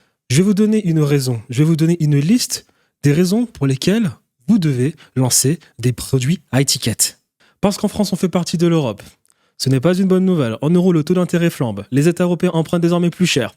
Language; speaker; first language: French; native; French